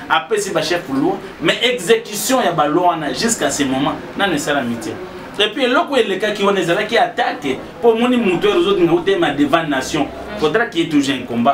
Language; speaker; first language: French; non-native, local second language; Lingala